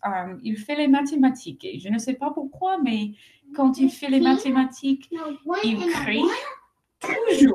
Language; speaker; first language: French; non-native, fluent; English